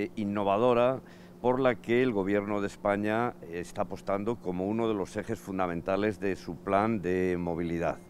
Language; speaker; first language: Spanish; native; Spanish